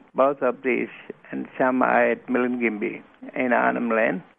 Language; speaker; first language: English; non-native, local second language; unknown